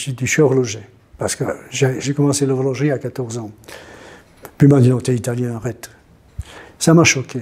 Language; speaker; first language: French; non-native, fluent; Italian